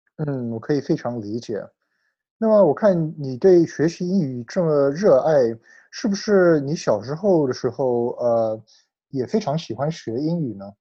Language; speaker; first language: Chinese; early bilingual, heritage; Chinese